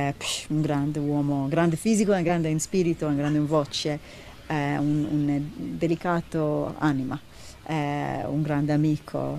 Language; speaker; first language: Italian; non-native, learner; Hebrew